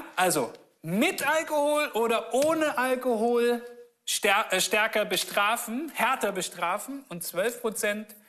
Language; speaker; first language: German; native; German